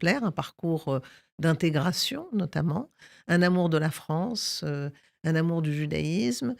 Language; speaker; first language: French; native; French